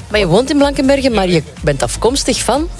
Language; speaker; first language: Dutch; native; Dutch